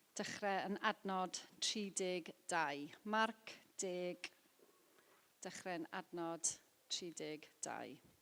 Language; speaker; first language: Welsh; non-native, local second language; English